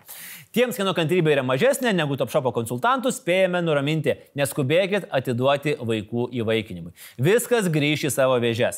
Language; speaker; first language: Lithuanian; native; Lithuanian